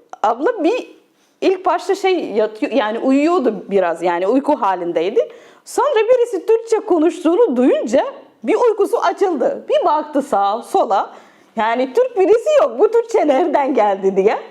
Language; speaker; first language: Turkish; non-native, fluent; Arabic